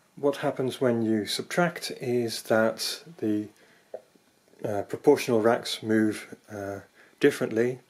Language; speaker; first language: English; non-native, fluent; Dutch